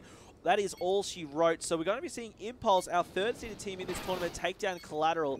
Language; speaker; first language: English; native; English